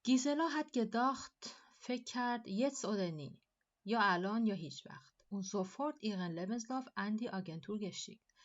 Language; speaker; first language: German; non-native, fluent; Persian